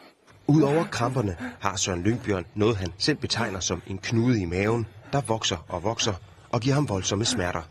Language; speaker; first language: Danish; native; Danish